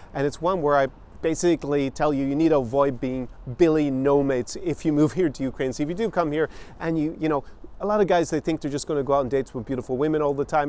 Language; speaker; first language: English; native; English